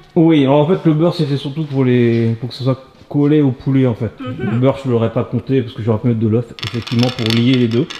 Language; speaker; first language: French; native; French